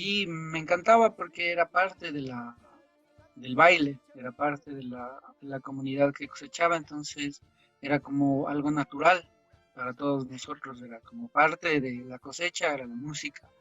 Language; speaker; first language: Spanish; non-native, local second language; Quechua